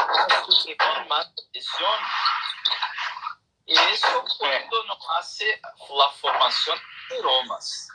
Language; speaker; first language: Spanish; non-native, learner; Portuguese